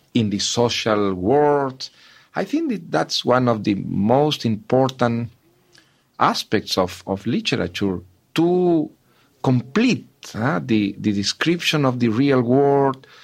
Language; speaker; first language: English; non-native, fluent; Spanish